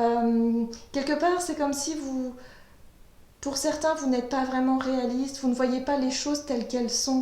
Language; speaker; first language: French; native; French